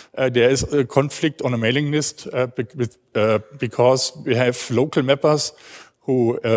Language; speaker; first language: English; non-native, learner; German